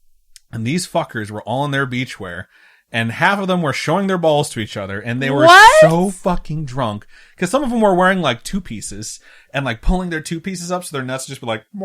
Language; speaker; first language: English; native; English